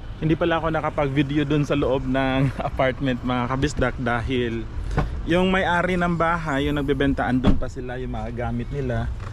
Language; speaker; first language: Filipino; non-native, local second language; Cebuano